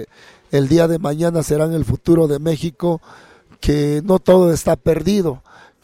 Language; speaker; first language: Spanish; native; Spanish